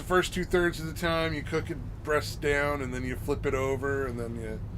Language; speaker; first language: English; native; English